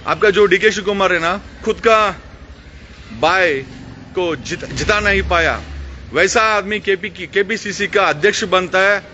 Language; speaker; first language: Hindi; non-native, local second language; Kannada